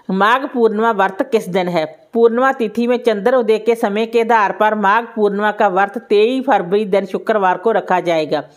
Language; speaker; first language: Hindi; native; Hindi